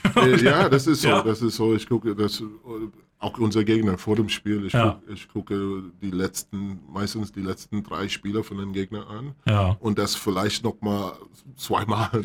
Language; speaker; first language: German; non-native, fluent; English